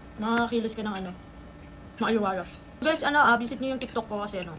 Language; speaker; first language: Filipino; non-native, local second language; Bikol